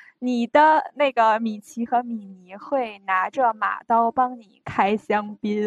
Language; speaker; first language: Chinese; native; Chinese